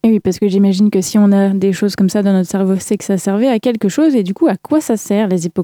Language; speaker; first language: French; native; French